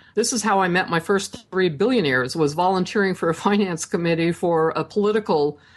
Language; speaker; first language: English; native; English